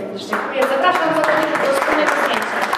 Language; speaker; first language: Polish; native; Polish